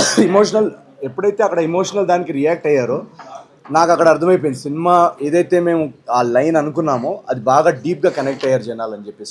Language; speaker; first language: Telugu; native; Telugu